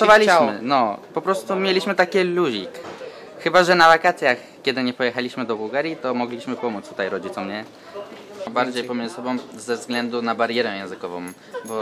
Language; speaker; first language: Polish; early bilingual, other home language; Turkish